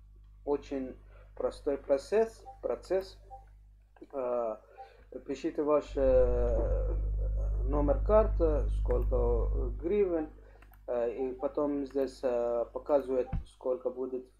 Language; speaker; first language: Russian; non-native, learner; English